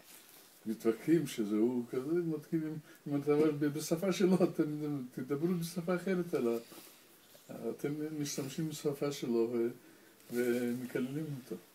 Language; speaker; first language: Hebrew; non-native, fluent; Russian